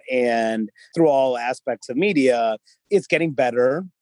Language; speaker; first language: English; native; English